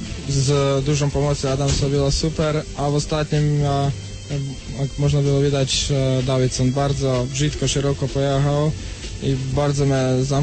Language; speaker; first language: Polish; non-native, fluent; Croatian